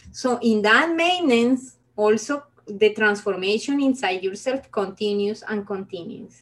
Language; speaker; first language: English; non-native, fluent; Spanish